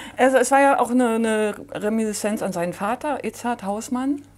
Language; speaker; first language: German; native; German